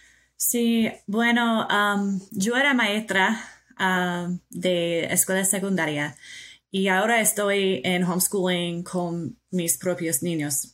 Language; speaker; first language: Spanish; non-native, fluent; English